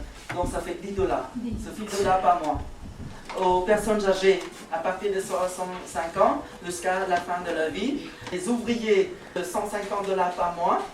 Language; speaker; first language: French; non-native, fluent; Khmer